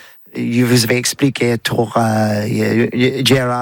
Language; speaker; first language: French; non-native, learner; English